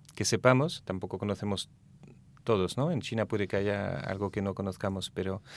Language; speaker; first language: Spanish; non-native, fluent; French